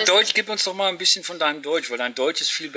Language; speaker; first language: German; native; German